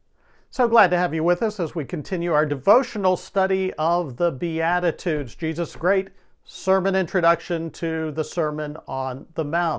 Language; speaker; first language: English; native; English